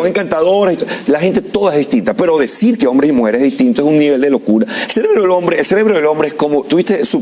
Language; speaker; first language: Spanish; native; Spanish